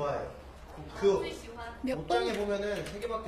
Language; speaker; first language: Korean; native; Korean